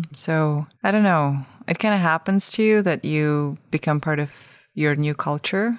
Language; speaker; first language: English; non-native, fluent; Russian